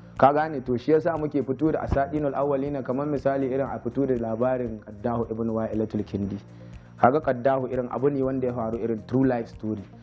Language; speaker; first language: Hausa; native; Hausa